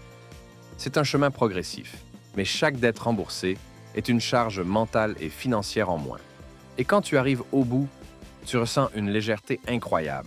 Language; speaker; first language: French; native; French